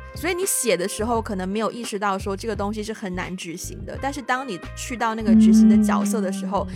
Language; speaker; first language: Chinese; native; Chinese